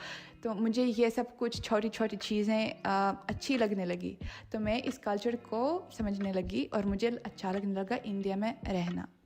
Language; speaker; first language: Hindi; non-native, fluent; Russian